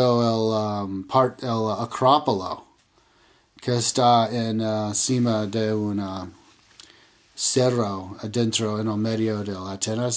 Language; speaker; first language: Spanish; non-native, learner; English